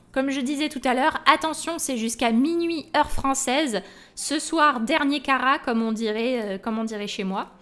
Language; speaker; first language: French; native; French